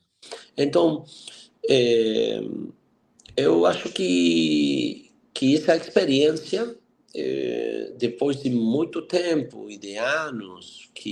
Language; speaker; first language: Portuguese; non-native, fluent; Spanish